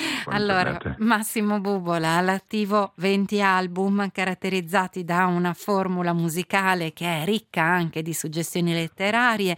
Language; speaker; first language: Italian; native; Italian